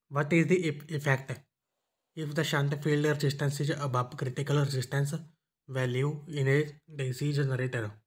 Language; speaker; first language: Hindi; non-native, local second language; Punjabi